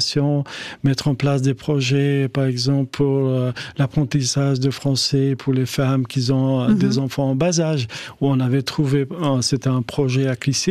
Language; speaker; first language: French; non-native, fluent; Albanian